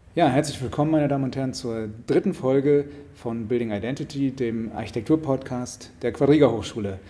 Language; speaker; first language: German; native; German